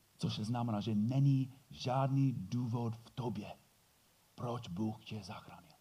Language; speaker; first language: Czech; non-native, fluent; English